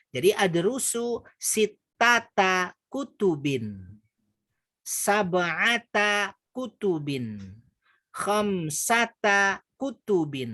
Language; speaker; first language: Arabic; non-native, fluent; Indonesian